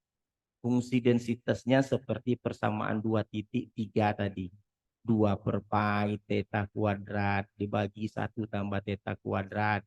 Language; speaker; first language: Indonesian; native; Indonesian